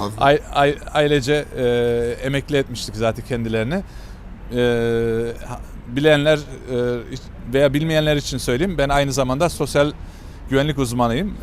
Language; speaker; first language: Turkish; native; Turkish